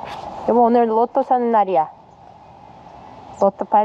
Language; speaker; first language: Korean; non-native, fluent; Russian